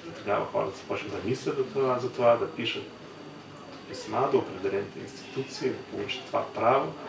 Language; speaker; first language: Bulgarian; early bilingual, heritage; Bulgarian